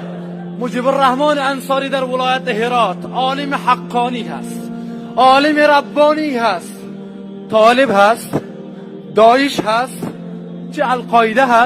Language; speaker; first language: Persian; native; Persian